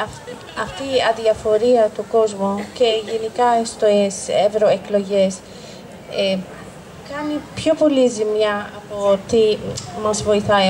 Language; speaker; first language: Greek; non-native, fluent; Arabic